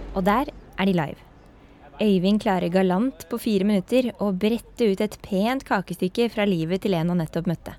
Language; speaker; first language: Norwegian; native; Norwegian